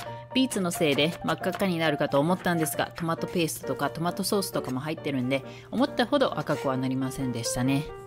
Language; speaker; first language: Japanese; native; Japanese